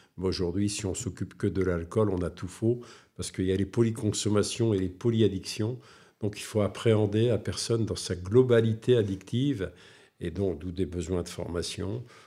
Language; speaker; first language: French; native; French